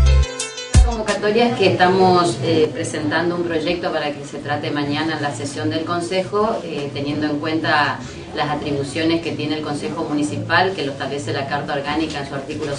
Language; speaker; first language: Spanish; native; Spanish